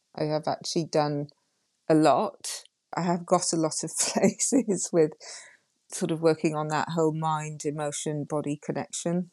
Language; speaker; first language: English; native; English